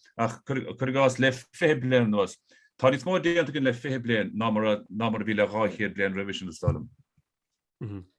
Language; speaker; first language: Irish; native; Irish